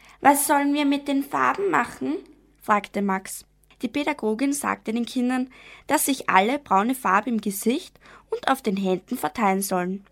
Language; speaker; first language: German; native; German